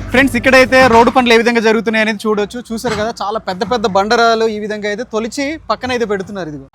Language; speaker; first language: Telugu; non-native, local second language; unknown